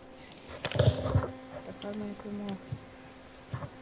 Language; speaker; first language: French; native; French